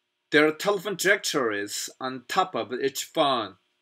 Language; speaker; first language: English; non-native, fluent; Korean